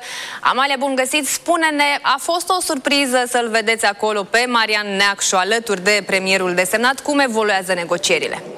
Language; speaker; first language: Romanian; native; Romanian